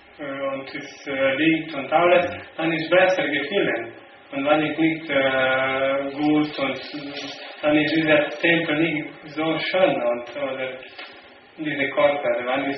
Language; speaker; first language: German; non-native, learner; Slovenian